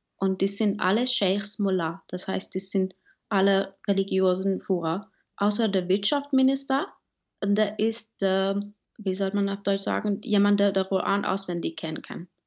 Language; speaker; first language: German; early bilingual, other home language; Persian